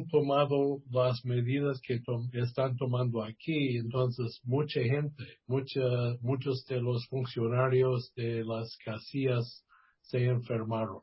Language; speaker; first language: Spanish; non-native, fluent; English